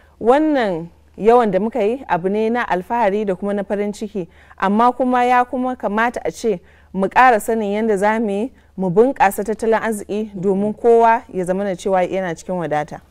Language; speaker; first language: Hausa; native; Hausa